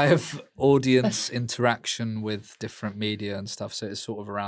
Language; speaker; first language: English; native; English